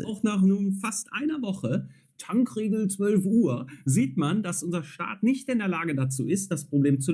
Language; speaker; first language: German; native; German